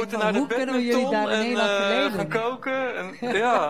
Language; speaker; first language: Dutch; native; Dutch